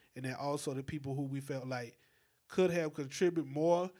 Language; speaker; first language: English; native; English